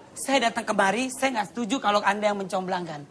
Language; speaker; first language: Indonesian; native; Indonesian